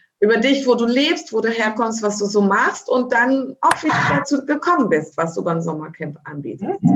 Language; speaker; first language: German; native; German